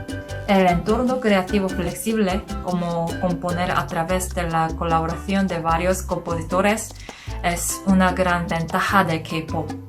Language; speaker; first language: Spanish; non-native, learner; Korean